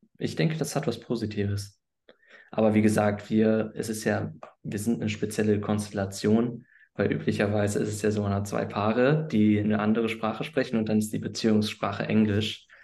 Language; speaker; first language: German; native; German